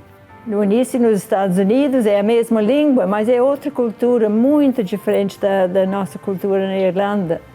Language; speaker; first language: Portuguese; non-native, fluent; English